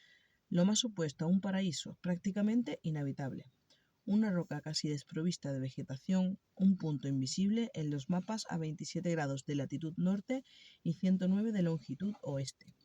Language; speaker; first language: Spanish; native; Spanish